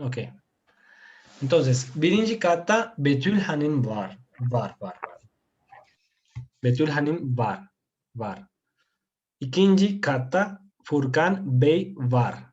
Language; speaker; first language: Turkish; non-native, fluent; Spanish